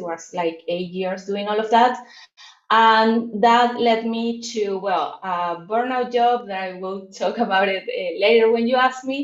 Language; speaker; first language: English; non-native, fluent; Spanish